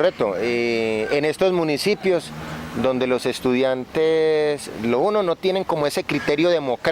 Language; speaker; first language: Spanish; native; Spanish